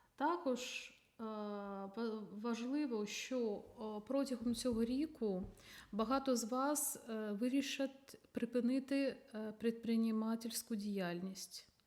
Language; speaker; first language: Ukrainian; non-native, local second language; Russian